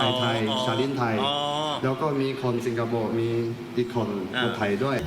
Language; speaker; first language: Thai; non-native, learner; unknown